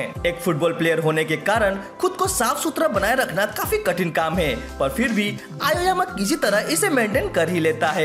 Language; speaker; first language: Hindi; native; Hindi